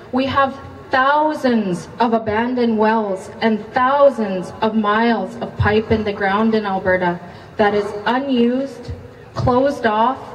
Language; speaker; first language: English; native; English